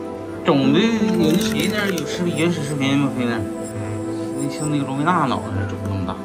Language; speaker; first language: Chinese; native; Chinese